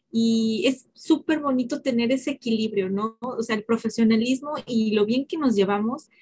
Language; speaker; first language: Spanish; native; Spanish